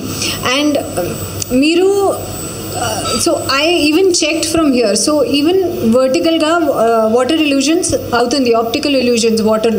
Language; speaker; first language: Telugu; non-native, learner; Hindi